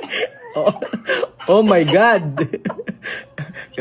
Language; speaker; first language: English; non-native, local second language; Filipino